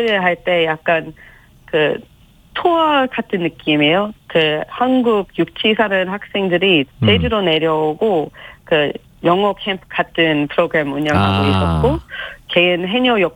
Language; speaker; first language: Korean; non-native, learner; English